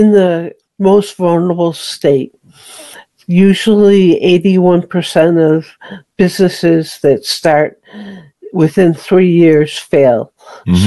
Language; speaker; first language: English; native; English